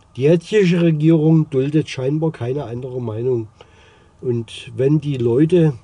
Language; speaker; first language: German; native; German